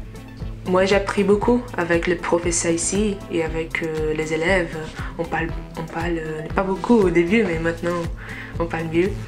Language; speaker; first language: French; non-native, learner; Portuguese